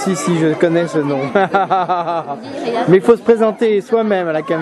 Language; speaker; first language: French; native; French